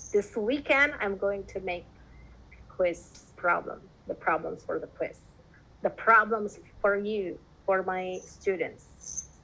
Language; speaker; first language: English; non-native, fluent; Indonesian